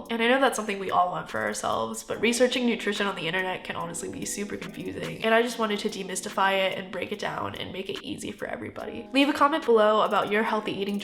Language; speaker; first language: English; native; English